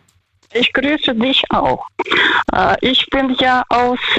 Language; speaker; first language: German; non-native, fluent; Russian